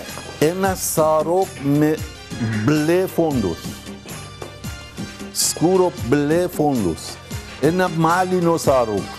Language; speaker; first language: Greek; non-native, learner; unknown